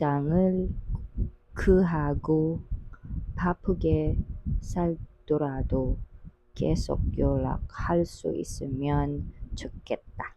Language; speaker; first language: Korean; non-native, learner; Filipino